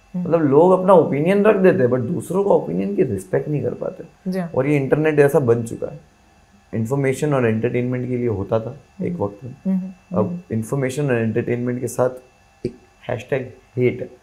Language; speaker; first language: Hindi; non-native, local second language; Gujarati